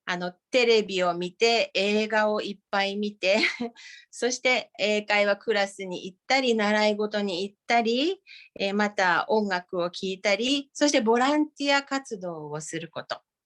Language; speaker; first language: Japanese; non-native, fluent; Finnish